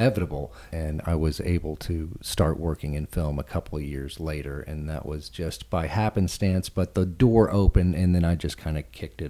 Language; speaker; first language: English; native; English